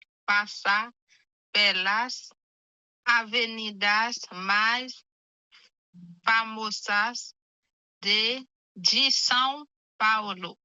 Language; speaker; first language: Portuguese; non-native, learner; Haitian Creole